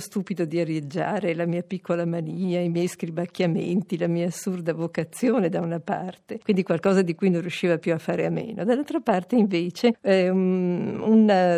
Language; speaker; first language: Italian; native; Italian